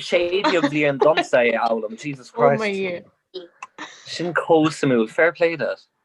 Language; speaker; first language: Irish; non-native, local second language; English